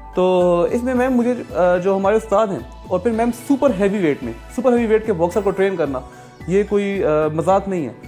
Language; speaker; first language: Urdu; non-native, local second language; Pashto